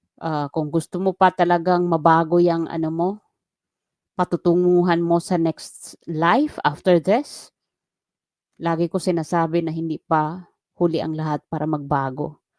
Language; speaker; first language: Filipino; native; Filipino